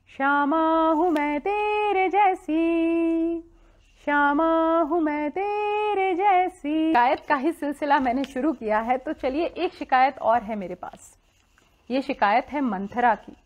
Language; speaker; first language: Hindi; native; Hindi